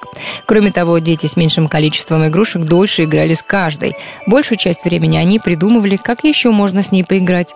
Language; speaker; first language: Russian; native; Russian